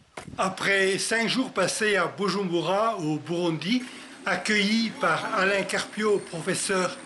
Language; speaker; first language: French; native; French